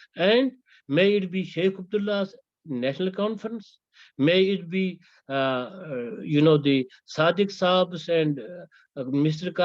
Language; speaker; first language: English; non-native, local second language; Kashmiri